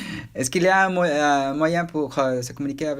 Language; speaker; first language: French; non-native, learner; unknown